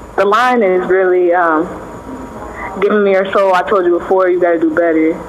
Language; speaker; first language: English; native; English